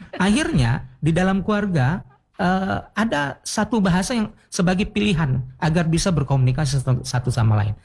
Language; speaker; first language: Indonesian; native; Indonesian